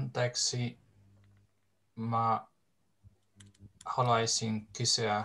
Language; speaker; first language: Finnish; non-native, learner; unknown